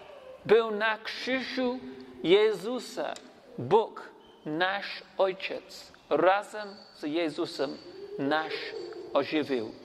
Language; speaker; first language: Polish; non-native, learner; English